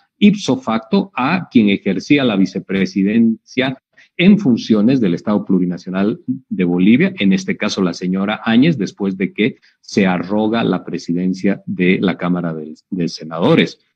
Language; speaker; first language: Spanish; native; Spanish